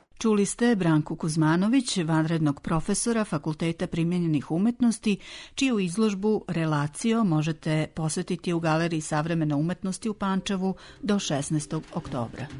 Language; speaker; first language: Serbian; native; Serbian